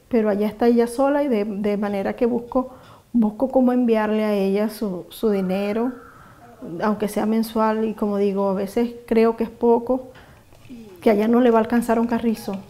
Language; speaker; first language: Spanish; native; Spanish